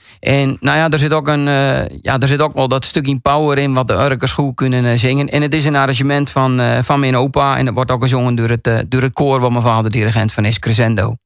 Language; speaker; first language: Dutch; native; Dutch